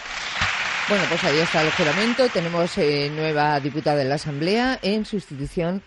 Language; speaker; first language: Spanish; native; Spanish